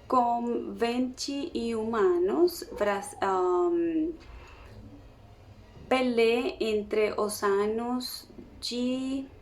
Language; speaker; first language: Portuguese; non-native, learner; Spanish